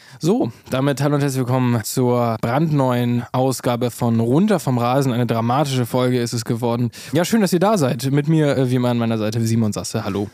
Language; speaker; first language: German; native; German